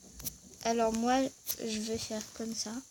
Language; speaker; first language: French; native; French